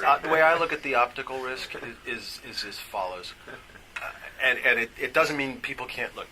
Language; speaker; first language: English; native; English